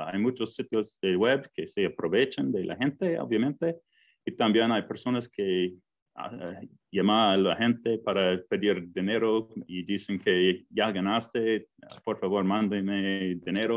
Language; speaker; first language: Spanish; non-native, fluent; English